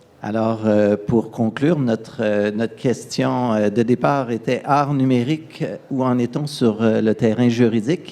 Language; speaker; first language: French; native; French